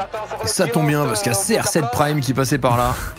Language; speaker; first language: French; native; French